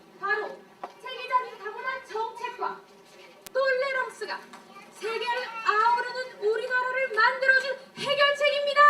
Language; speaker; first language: Korean; early bilingual, heritage; Korean